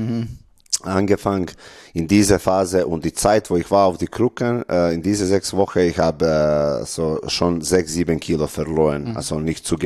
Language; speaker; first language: German; non-native, learner; Serbian